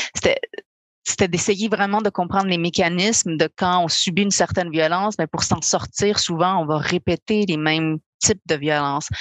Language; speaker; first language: French; early bilingual, other home language; Spanish